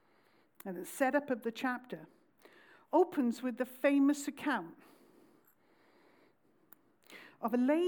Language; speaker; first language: English; native; English